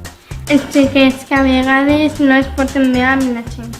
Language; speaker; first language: Catalan; non-native, local second language; Spanish